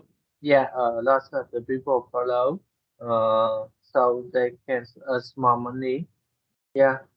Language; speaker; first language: English; non-native, learner; Vietnamese